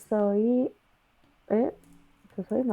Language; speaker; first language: Japanese; non-native, learner; English